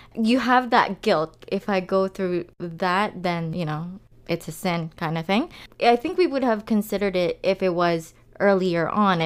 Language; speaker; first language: English; non-native, local second language; Filipino